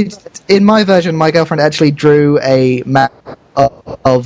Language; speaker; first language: English; native; English